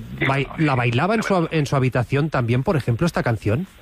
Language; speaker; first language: Spanish; native; Spanish